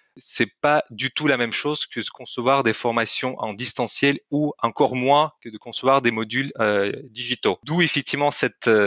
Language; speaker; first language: French; non-native, fluent; Russian